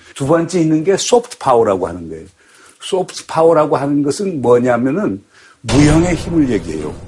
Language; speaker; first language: Korean; native; Korean